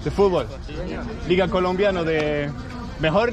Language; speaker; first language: Spanish; non-native, learner; English